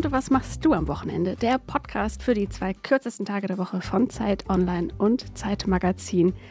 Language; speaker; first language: German; native; German